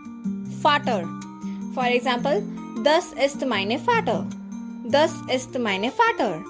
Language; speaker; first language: German; non-native, learner; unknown